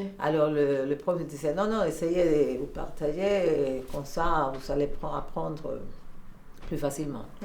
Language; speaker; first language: French; non-native, learner; Spanish